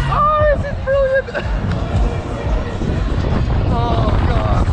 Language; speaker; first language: English; native; English